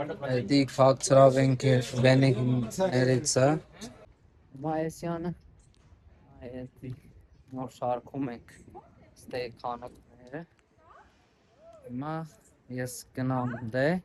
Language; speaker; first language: Armenian; non-native, learner; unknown